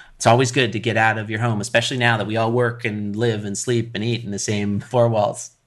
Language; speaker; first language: English; native; English